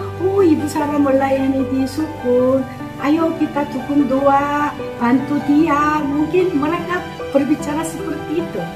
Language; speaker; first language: Indonesian; non-native, fluent; Korean